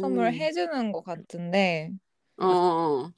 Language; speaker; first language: Korean; non-native, fluent; Japanese